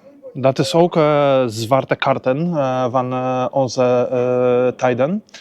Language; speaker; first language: Dutch; non-native, learner; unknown